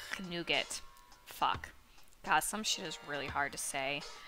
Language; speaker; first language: English; native; English